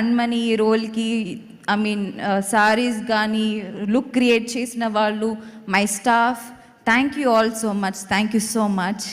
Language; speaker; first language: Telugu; non-native, local second language; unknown